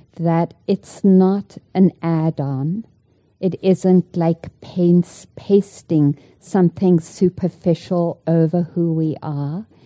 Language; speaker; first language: English; native; English